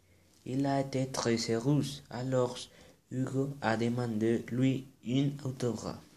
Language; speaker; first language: French; non-native, learner; Spanish